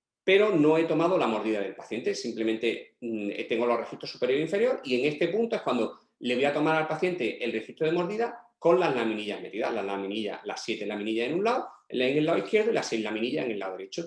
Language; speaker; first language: Spanish; native; Spanish